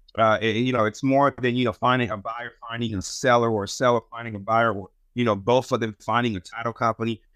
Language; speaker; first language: English; non-native, fluent; Haitian Creole